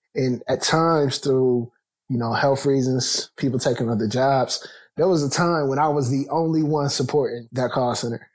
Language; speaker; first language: English; native; English